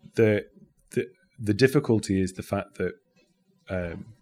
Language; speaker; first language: English; native; English